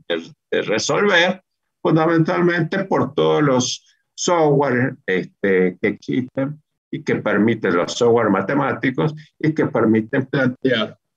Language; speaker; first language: Spanish; native; Spanish